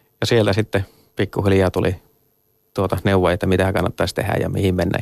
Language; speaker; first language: Finnish; native; Finnish